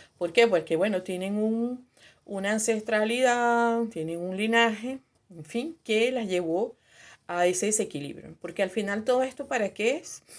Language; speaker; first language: Spanish; native; Spanish